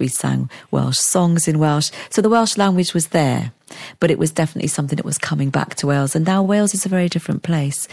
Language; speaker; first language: English; native; English